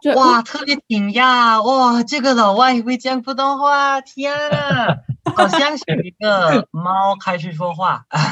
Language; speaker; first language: Chinese; non-native, fluent; Spanish